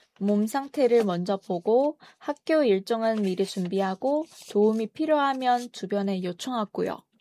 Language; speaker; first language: Korean; non-native, fluent; Chinese